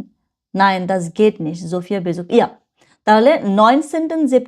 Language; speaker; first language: German; non-native, learner; Bangla